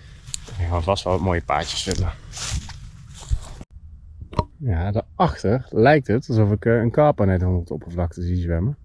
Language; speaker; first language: Dutch; native; Dutch